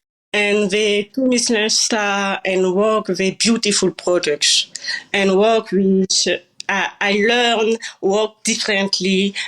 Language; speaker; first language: English; non-native, learner; French